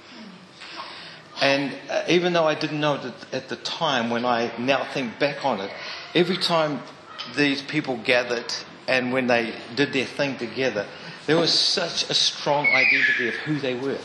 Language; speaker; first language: English; native; English